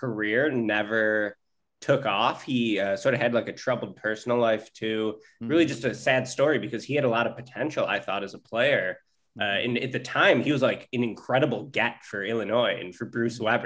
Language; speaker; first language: English; native; English